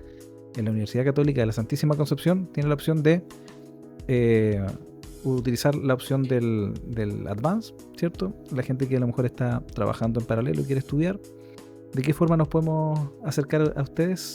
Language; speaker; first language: Spanish; native; Spanish